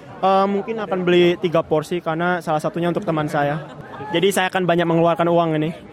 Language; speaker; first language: Indonesian; native; Indonesian